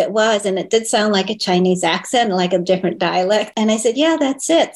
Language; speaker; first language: English; early bilingual, other home language; Chinese